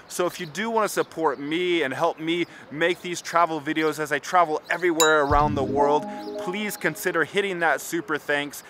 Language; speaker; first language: English; native; English